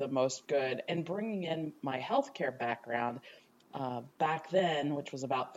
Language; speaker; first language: English; native; English